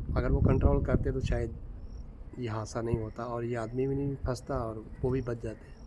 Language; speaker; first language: Hindi; non-native, local second language; Punjabi